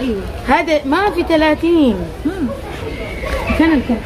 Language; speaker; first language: Arabic; native; Arabic